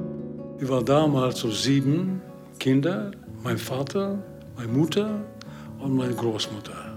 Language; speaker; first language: German; non-native, learner; Hungarian